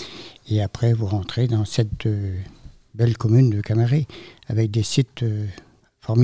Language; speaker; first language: French; native; French